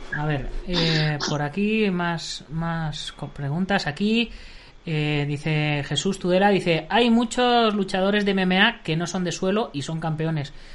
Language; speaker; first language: Spanish; native; Spanish